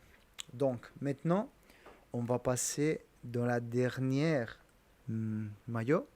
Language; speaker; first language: French; non-native, learner; Italian